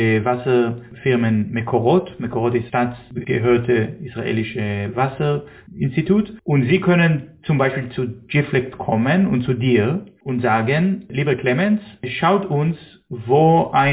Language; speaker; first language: German; non-native, fluent; Hebrew